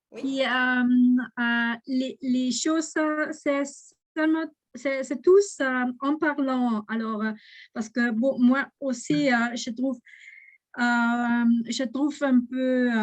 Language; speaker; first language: French; non-native, learner; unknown